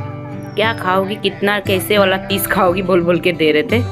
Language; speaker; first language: Hindi; native; Hindi